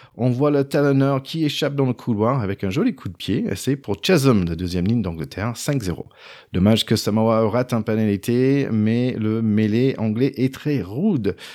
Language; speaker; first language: French; non-native, fluent; English